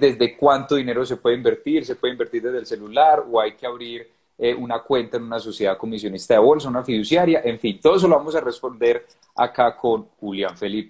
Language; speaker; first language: Spanish; native; Spanish